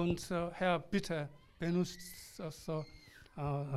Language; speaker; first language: German; non-native, learner; Korean